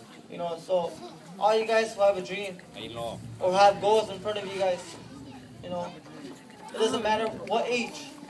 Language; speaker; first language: English; early bilingual, other home language; Spanish